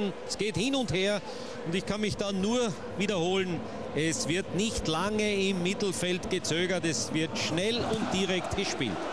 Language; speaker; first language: German; native; German